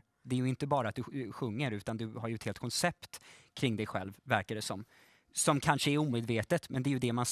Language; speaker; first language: Swedish; native; Swedish